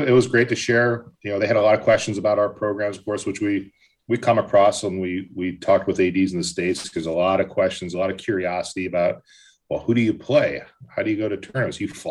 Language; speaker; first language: English; native; English